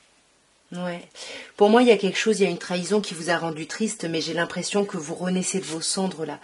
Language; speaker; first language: French; native; French